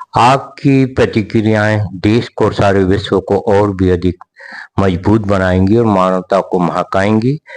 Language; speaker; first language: Hindi; native; Hindi